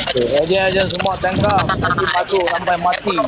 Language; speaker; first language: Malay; non-native, learner; Rohingya